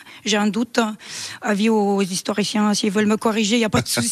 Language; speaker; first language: French; non-native, fluent; Romanian